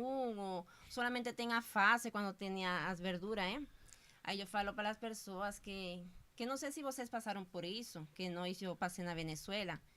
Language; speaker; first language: Portuguese; non-native, fluent; Spanish